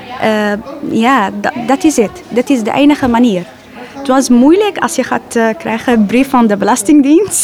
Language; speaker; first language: Dutch; non-native, learner; Arabic